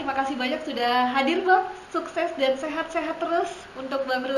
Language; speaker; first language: Indonesian; native; Indonesian